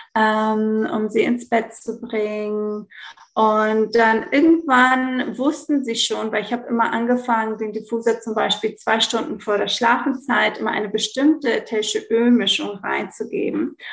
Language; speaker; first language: German; early bilingual, heritage; Greek